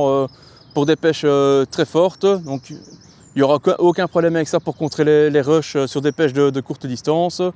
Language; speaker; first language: French; native; French